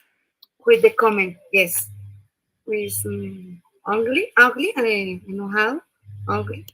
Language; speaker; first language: English; non-native, learner; Spanish